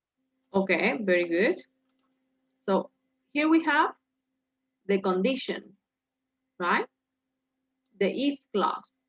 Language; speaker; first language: English; non-native, fluent; Spanish